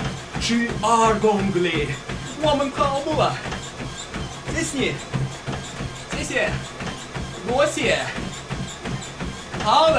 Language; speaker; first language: Chinese; non-native, learner; Russian